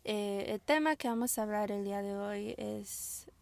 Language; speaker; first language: Spanish; early bilingual, heritage; Spanish